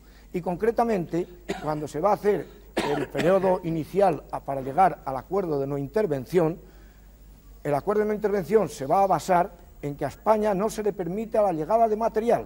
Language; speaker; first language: Spanish; native; Spanish